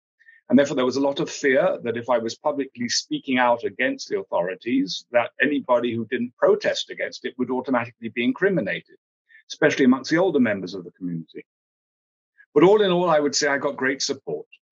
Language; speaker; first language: English; native; English